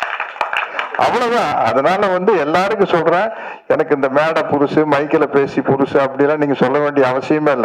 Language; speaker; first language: Tamil; native; Tamil